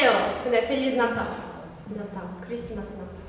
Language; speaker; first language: Korean; non-native, learner; Portuguese